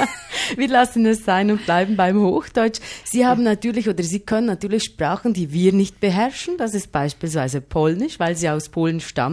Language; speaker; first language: German; native; German